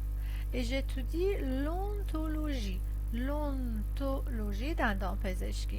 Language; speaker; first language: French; non-native, fluent; Persian